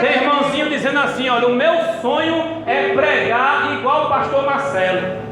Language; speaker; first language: Portuguese; native; Portuguese